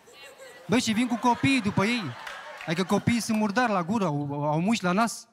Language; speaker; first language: Romanian; native; Romanian